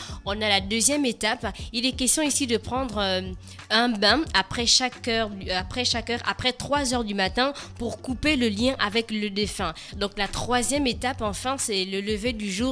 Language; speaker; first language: French; native; French